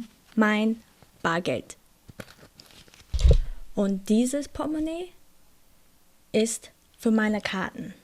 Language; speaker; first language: German; non-native, fluent; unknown